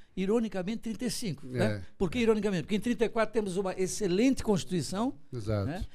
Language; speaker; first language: Portuguese; non-native, local second language; German